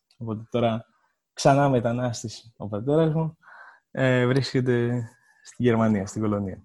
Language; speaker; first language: Greek; native; Greek